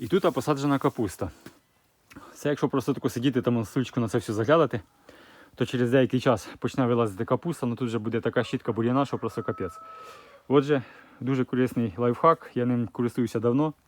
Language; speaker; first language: Ukrainian; native; Ukrainian